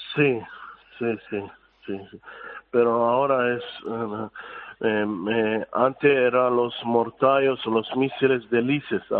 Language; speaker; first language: Spanish; non-native, fluent; Arabic